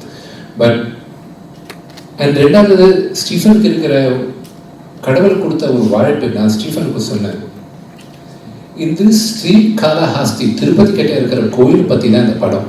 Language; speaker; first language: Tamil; non-native, local second language; Telugu